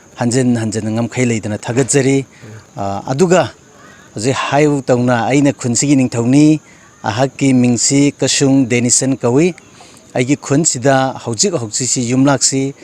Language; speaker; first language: Manipuri; non-native, local second language; Tangkhul Naga (India)